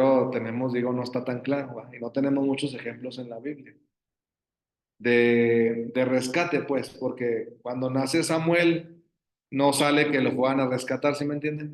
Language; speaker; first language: Spanish; native; Spanish